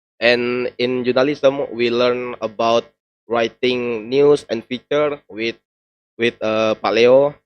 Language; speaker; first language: English; non-native, learner; Indonesian